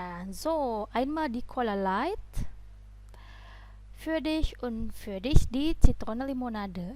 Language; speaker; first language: German; non-native, fluent; Indonesian